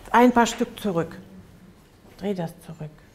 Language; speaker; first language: German; non-native, fluent; Russian